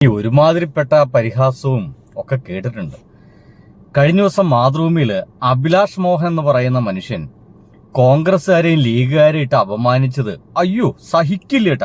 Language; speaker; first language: Malayalam; native; Malayalam